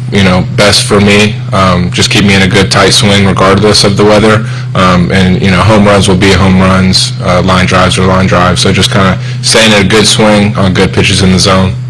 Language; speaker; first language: English; native; English